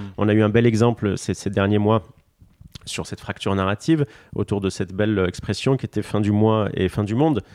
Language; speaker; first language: French; non-native, local second language; Arabic